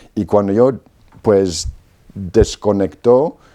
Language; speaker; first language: Spanish; non-native, fluent; Polish